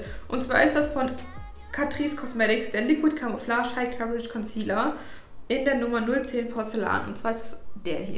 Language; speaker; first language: German; native; German